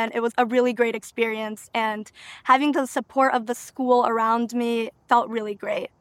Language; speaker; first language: English; early bilingual, other home language; Albanian